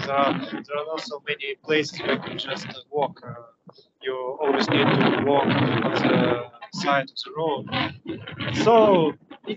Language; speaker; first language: English; non-native, learner; Russian